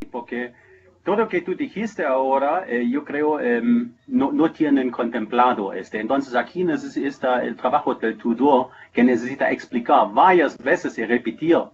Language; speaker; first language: Spanish; non-native, fluent; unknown